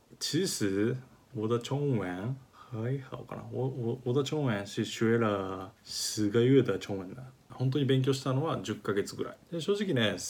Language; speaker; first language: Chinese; non-native, learner; Japanese